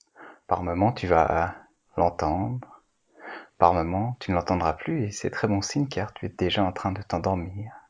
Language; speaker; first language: French; native; French